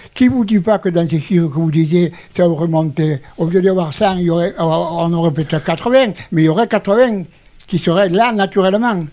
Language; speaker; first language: French; native; French